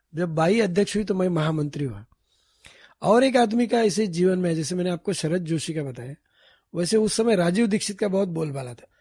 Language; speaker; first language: Hindi; non-native, local second language; Marathi